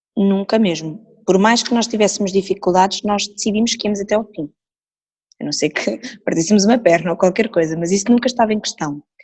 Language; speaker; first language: Portuguese; native; Portuguese